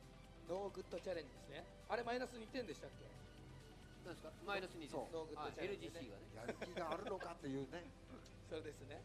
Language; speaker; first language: Japanese; native; Japanese